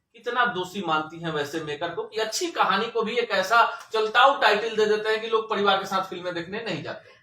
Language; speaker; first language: Hindi; native; Hindi